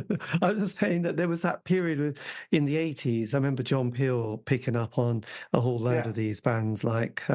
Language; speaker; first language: English; native; English